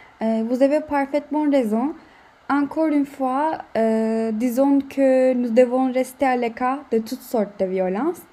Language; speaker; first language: French; non-native, learner; Turkish